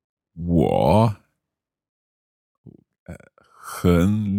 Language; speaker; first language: Chinese; non-native, learner; English